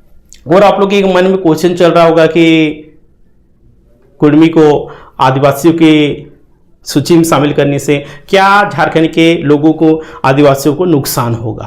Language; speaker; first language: Hindi; native; Hindi